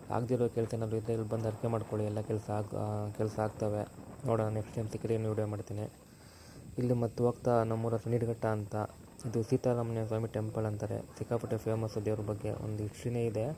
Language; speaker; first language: Kannada; non-native, local second language; Lambadi